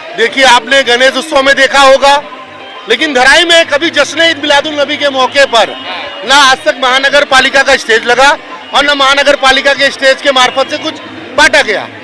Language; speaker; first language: Hindi; native; Hindi